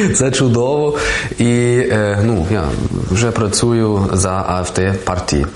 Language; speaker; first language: Ukrainian; non-native, learner; German